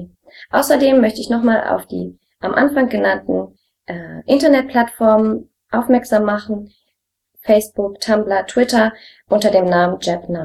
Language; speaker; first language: German; native; German